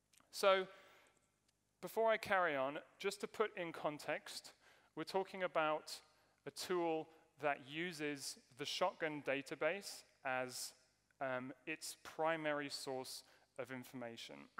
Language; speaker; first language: English; native; English